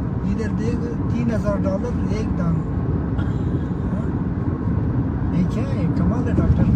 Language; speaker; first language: Hindi; non-native, learner; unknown